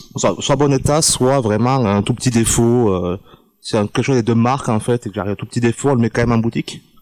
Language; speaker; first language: French; native; French